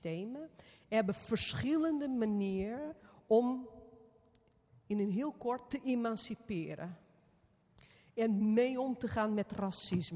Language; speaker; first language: Dutch; non-native, fluent; Portuguese